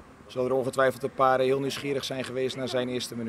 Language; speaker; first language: Dutch; native; Dutch